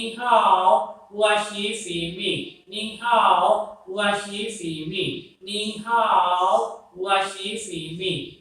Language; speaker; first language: Chinese; non-native, learner; Urdu